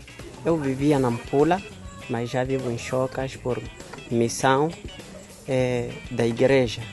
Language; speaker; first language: Portuguese; non-native, local second language; Makhuwa